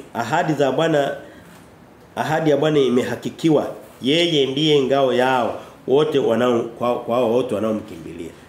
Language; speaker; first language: Swahili; native; Swahili